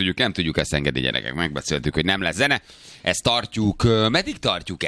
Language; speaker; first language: Hungarian; native; Hungarian